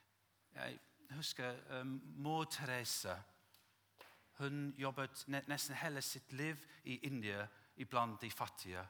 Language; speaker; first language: Norwegian; non-native, fluent; English